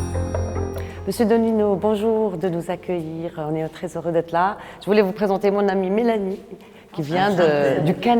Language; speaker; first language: French; non-native, local second language; Arabic